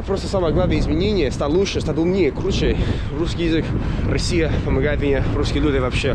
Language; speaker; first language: Russian; non-native, fluent; English